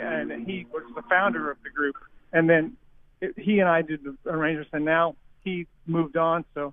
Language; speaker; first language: English; native; English